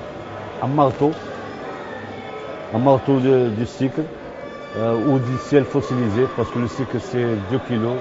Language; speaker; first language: French; non-native, local second language; Arabic